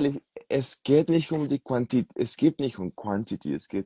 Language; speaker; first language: German; non-native, fluent; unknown